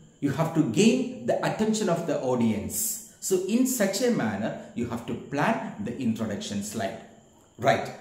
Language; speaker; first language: English; non-native, local second language; Malayalam